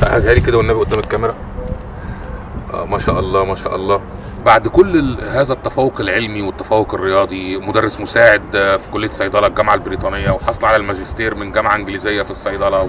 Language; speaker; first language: Arabic; native; Arabic